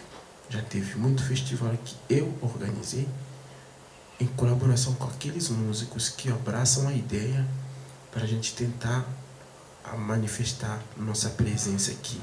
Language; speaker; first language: Portuguese; non-native, fluent; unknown